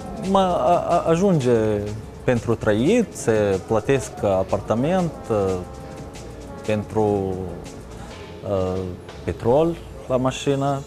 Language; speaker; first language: Romanian; non-native, learner; Arabic